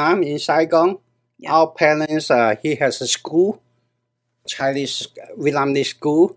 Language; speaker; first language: English; non-native, learner; Cantonese